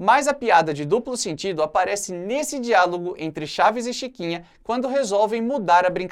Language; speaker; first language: Portuguese; native; Portuguese